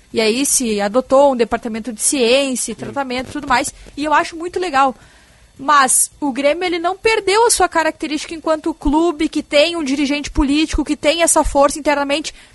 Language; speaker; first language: Portuguese; native; Portuguese